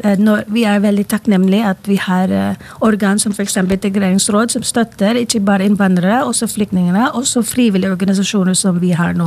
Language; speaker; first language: Norwegian; non-native, fluent; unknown